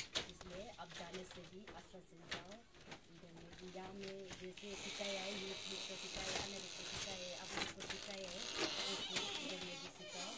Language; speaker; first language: Hindi; non-native, local second language; Adi